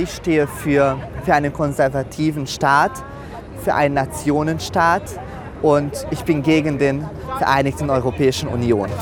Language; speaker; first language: German; non-native, fluent; Hungarian